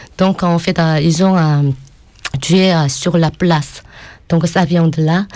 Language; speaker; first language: French; non-native, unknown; Korean